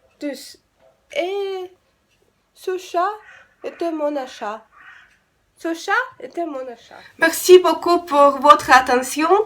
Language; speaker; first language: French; non-native, learner; Russian